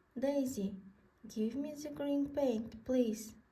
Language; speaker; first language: English; non-native, learner; Kazakh